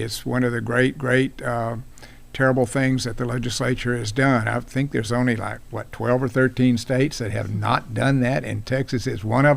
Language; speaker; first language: English; native; English